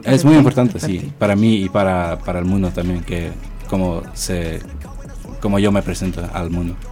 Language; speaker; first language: Spanish; early bilingual, heritage; Spanish